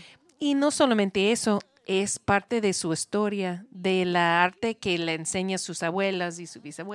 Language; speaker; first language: Spanish; non-native, learner; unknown